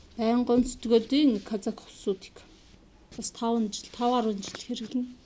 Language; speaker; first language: Mongolian; non-native, local second language; Kazakh